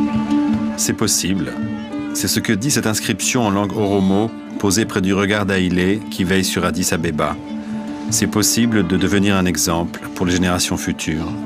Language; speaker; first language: French; native; French